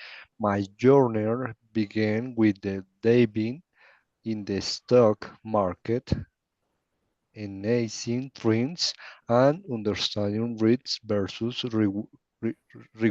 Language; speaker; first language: English; non-native, learner; Spanish